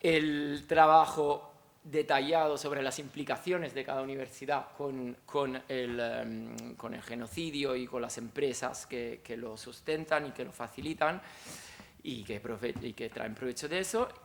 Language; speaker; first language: Spanish; non-native, fluent; Italian